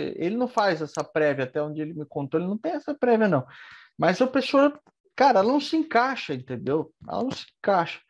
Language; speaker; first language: Portuguese; native; Portuguese